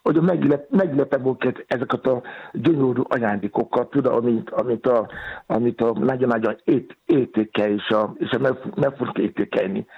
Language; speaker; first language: Hungarian; non-native, fluent; Yoruba